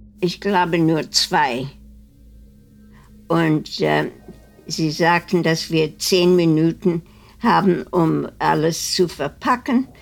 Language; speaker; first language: German; non-native, fluent; Dutch